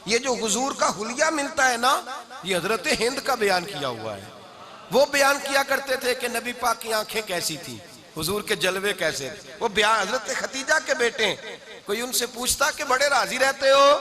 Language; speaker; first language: Hindi; non-native, local second language; Punjabi